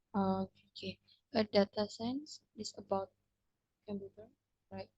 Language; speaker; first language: English; non-native, learner; Indonesian